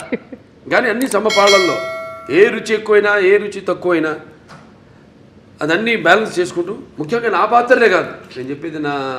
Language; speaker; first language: Telugu; native; Telugu